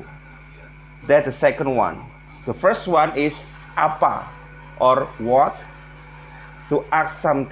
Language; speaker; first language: English; non-native, learner; Indonesian